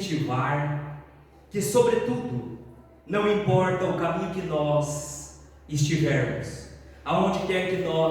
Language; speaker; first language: Portuguese; native; Portuguese